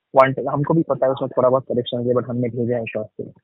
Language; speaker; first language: Hindi; non-native, local second language; Bangla